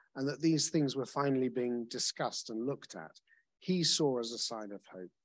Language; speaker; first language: English; native; English